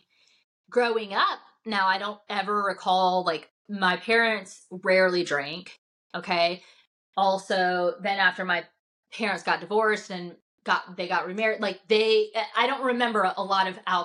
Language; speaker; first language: English; native; English